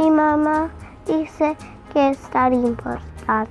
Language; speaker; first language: Spanish; non-native, learner; English